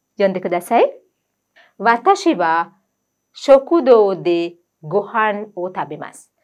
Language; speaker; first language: Japanese; non-native, fluent; Sinhala